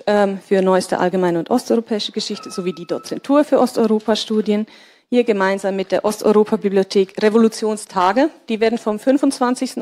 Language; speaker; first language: German; native; German